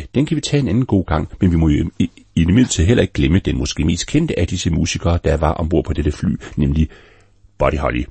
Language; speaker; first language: Danish; native; Danish